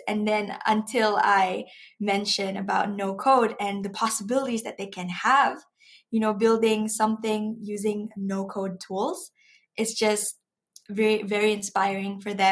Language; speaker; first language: English; non-native, local second language; Malay